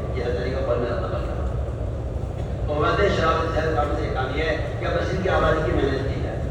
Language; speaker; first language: Urdu; native; Urdu